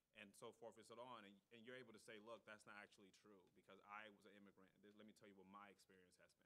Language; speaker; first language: English; native; English